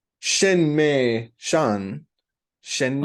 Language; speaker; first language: Chinese; non-native, learner; English